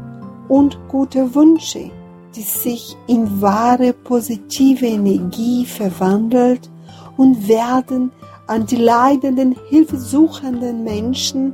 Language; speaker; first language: German; non-native, fluent; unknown